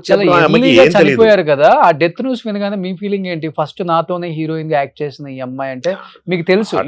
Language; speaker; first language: Telugu; native; Telugu